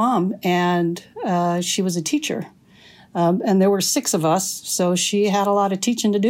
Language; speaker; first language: English; native; English